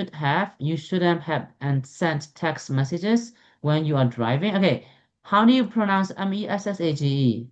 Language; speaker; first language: English; non-native, fluent; Burmese